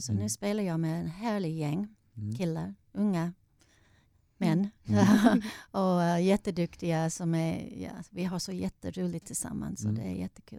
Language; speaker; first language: Swedish; non-native, fluent; English